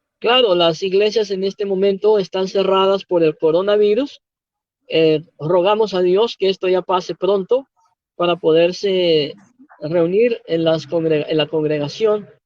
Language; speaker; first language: Spanish; native; Spanish